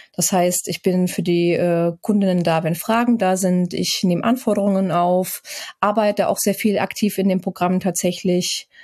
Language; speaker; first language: German; native; German